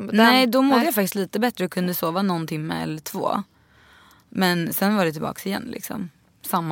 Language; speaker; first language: Swedish; native; Swedish